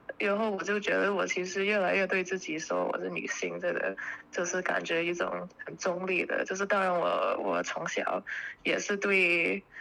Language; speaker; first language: Chinese; early bilingual, heritage; Chinese